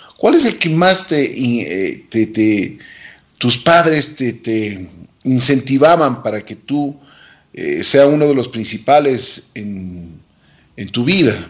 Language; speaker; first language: Spanish; native; Spanish